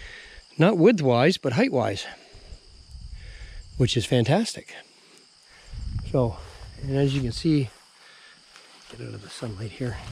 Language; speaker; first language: English; native; English